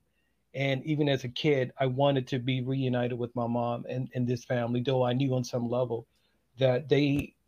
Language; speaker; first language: English; native; English